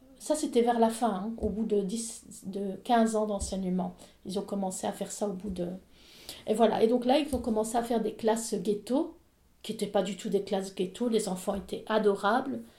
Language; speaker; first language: French; native; French